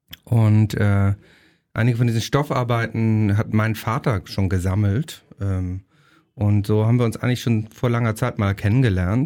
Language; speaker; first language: German; native; German